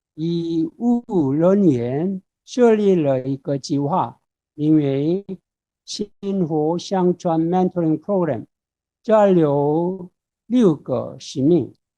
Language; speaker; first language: Chinese; non-native, fluent; Korean